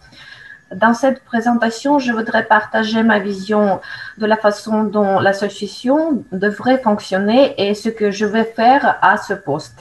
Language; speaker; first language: French; non-native, fluent; Russian